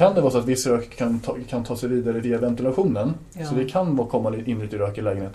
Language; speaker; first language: Swedish; native; Swedish